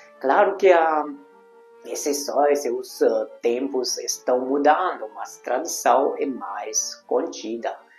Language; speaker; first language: Portuguese; non-native, fluent; Hungarian